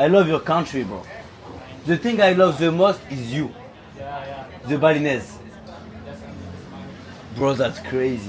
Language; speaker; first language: English; non-native, learner; French